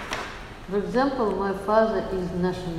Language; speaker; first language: English; non-native, learner; Russian